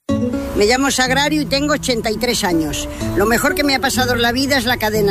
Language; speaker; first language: Spanish; native; Spanish